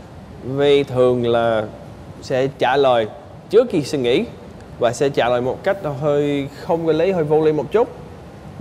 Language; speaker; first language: Vietnamese; early bilingual, heritage; Vietnamese